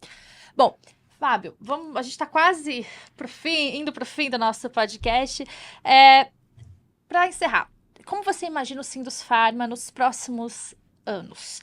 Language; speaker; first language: Portuguese; native; Portuguese